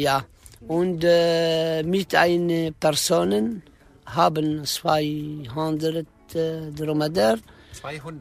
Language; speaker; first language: German; non-native, learner; Arabic